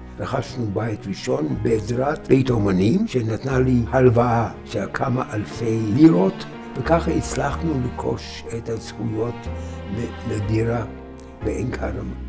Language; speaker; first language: Hebrew; non-native, fluent; English